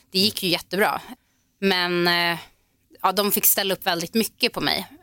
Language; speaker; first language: Swedish; native; Swedish